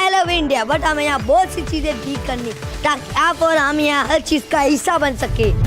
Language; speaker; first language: Hindi; native; Hindi